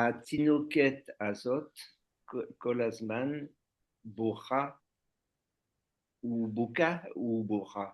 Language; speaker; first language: Hebrew; non-native, learner; French